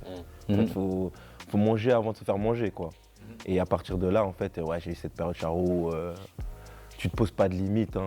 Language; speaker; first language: French; native; French